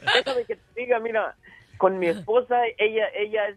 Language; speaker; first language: Spanish; native; Spanish